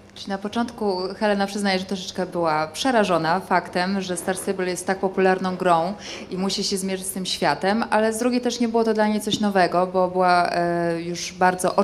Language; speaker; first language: Polish; native; Polish